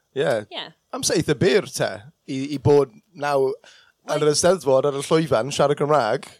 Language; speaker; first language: Welsh; non-native, local second language; English